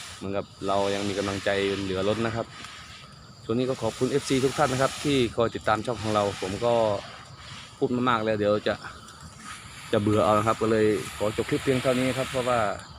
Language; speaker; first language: Thai; non-native, local second language; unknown